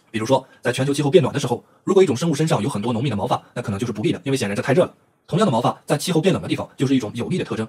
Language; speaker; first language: Chinese; native; Chinese